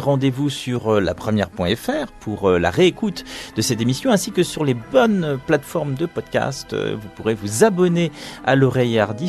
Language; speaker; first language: French; native; French